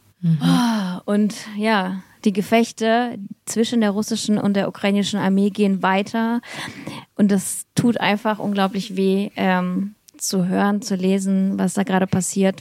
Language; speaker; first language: German; early bilingual, other home language; Russian